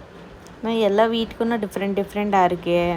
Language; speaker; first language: Tamil; non-native, learner; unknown